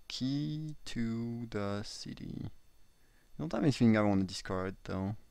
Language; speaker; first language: English; non-native, fluent; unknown